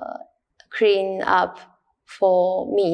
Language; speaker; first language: English; non-native, learner; Japanese